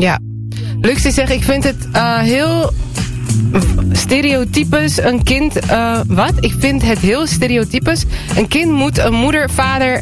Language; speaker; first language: Dutch; native; Dutch